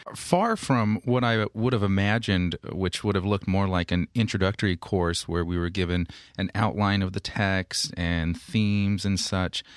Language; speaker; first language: English; native; English